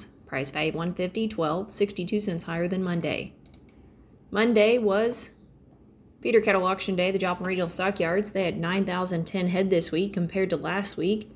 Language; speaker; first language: English; native; English